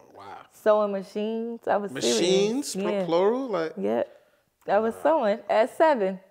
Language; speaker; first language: English; native; English